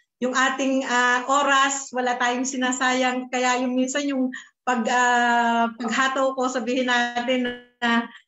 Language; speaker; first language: Filipino; native; Filipino